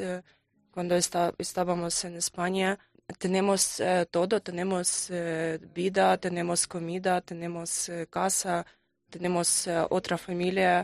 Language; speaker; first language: Spanish; non-native, learner; Ukrainian